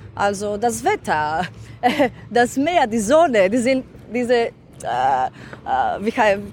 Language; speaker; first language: German; non-native, fluent; Greek